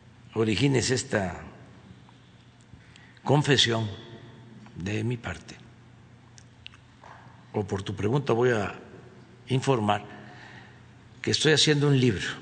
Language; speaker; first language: Spanish; native; Spanish